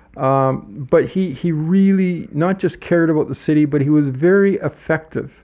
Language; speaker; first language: English; native; English